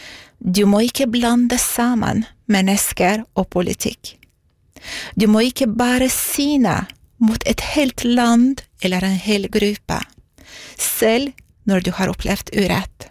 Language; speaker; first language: Norwegian; non-native, fluent; Romanian